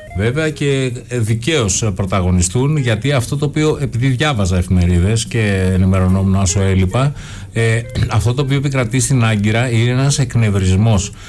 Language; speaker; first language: Greek; native; Greek